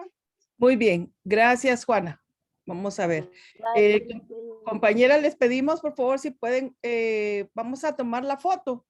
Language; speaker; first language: Spanish; native; Spanish